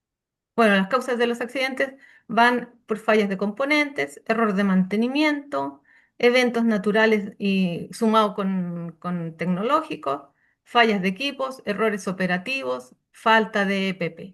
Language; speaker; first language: Spanish; native; Spanish